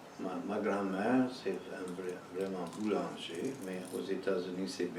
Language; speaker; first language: French; early bilingual, heritage; French